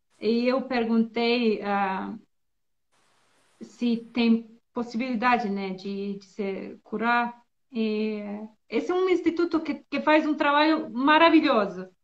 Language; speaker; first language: Portuguese; non-native, learner; Bosnian